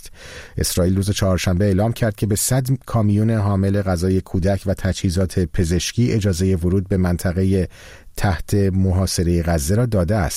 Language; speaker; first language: Persian; native; Persian